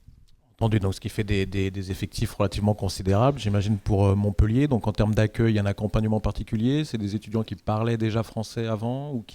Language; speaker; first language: French; native; French